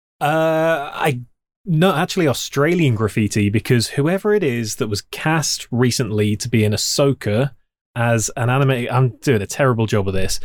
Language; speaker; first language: English; native; English